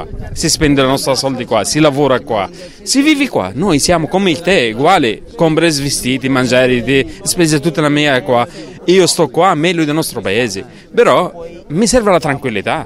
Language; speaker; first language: Italian; non-native, learner; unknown